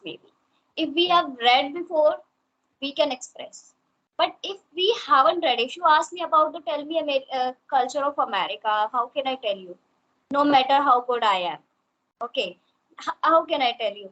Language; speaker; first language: English; non-native, local second language; Hindi